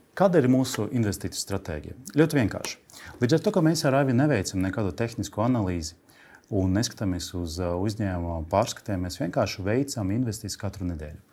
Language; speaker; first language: Latvian; non-native, local second language; Russian